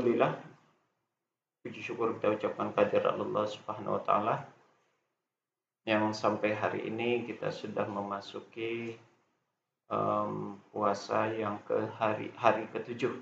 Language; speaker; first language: Indonesian; native; Indonesian